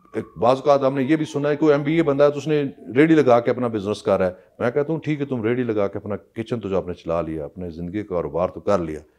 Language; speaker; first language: Urdu; non-native, local second language; Punjabi